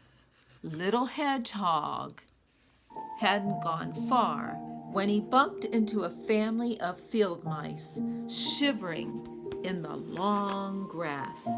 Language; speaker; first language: English; native; English